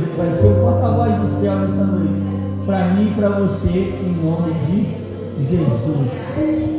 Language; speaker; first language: Portuguese; native; Portuguese